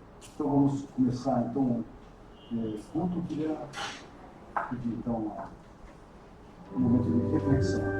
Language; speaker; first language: Portuguese; non-native, fluent; Japanese